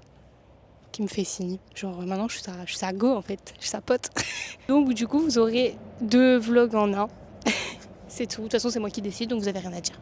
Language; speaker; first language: French; native; French